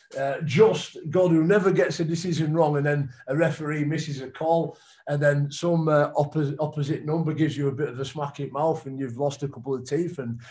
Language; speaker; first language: English; native; English